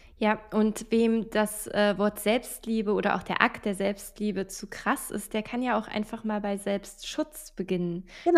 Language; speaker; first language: German; native; German